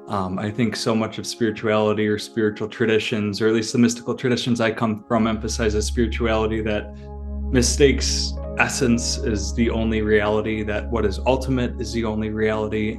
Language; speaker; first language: English; native; English